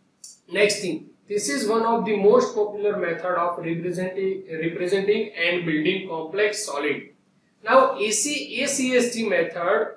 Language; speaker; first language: English; non-native, local second language; Gujarati